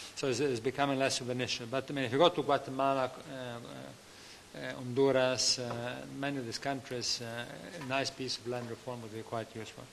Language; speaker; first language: English; non-native, fluent; Italian